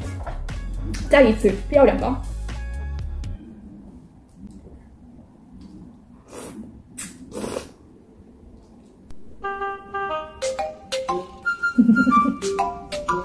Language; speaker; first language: Chinese; non-native, learner; Korean